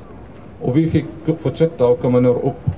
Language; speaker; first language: Swedish; non-native, fluent; Arabic